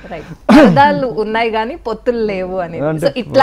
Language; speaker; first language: Telugu; native; Telugu